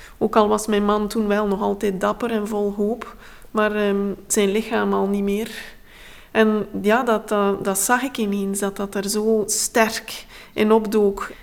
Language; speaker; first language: Dutch; native; Dutch